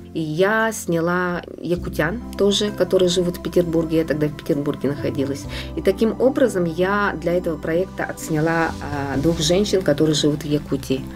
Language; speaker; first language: Russian; non-native, local second language; Yakut